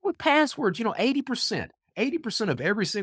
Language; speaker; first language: English; native; English